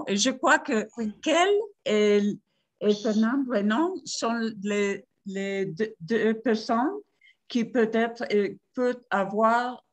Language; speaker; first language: French; non-native, fluent; Spanish